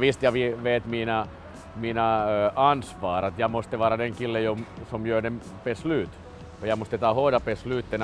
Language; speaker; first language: Swedish; non-native, fluent; Finnish